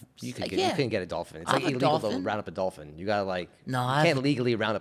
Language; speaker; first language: English; native; English